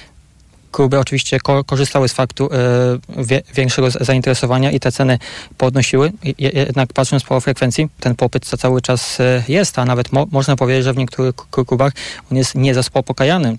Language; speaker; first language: Polish; native; Polish